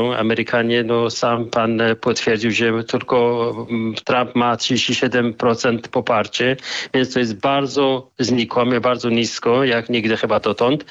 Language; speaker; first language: Polish; non-native, fluent; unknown